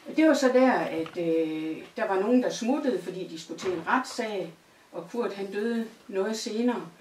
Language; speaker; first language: Danish; native; Danish